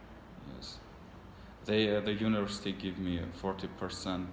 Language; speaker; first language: English; non-native, learner; Armenian